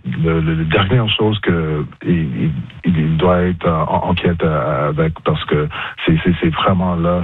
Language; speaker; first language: French; non-native, local second language; English